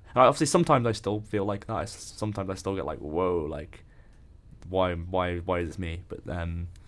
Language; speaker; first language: English; native; English